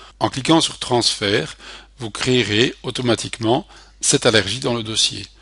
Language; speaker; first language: French; native; French